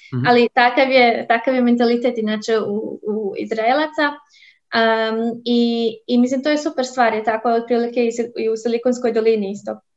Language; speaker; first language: Croatian; native; Croatian